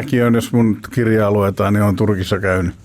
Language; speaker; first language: Finnish; native; Finnish